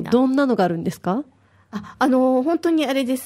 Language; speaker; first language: Japanese; native; Japanese